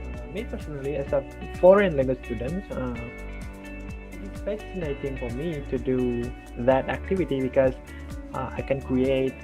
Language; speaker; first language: English; non-native, learner; Indonesian